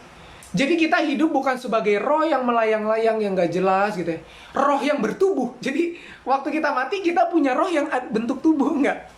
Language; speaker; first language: Indonesian; native; Indonesian